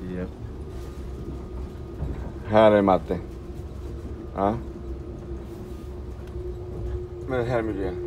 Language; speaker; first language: Swedish; non-native, learner; Spanish